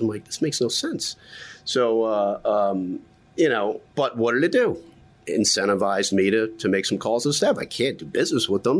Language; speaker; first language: English; native; English